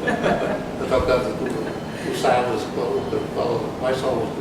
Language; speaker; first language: Portuguese; non-native, fluent; Dutch